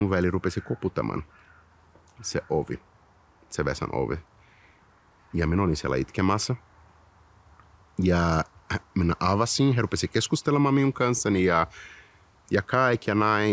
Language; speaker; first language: Finnish; non-native, fluent; Portuguese